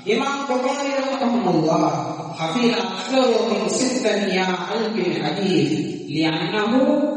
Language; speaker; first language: Arabic; non-native, learner; Tamil